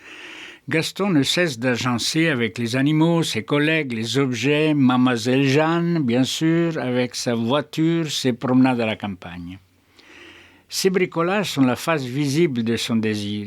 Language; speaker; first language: French; native; French